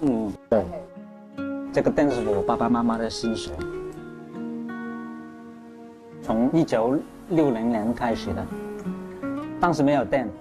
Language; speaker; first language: Chinese; non-native, local second language; Cantonese